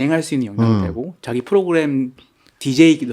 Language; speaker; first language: Korean; native; Korean